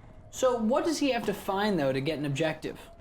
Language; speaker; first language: English; native; English